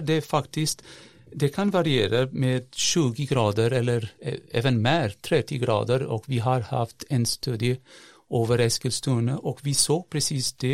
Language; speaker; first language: Swedish; non-native, fluent; Portuguese